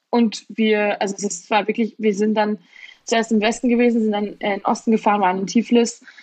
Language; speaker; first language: German; early bilingual, other home language; Georgian